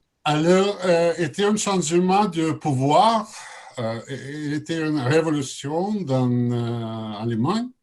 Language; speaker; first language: French; non-native, learner; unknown